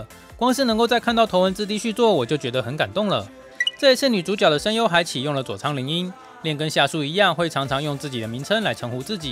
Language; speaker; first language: Chinese; native; Chinese